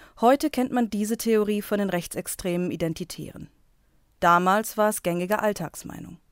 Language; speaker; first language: German; native; German